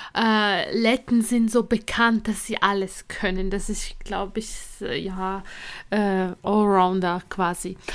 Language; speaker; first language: German; non-native, fluent; Latvian